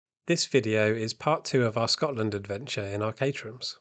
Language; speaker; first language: English; native; English